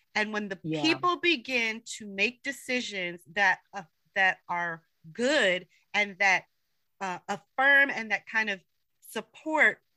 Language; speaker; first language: English; native; English